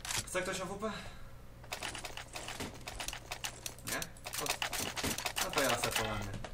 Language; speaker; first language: Polish; native; Polish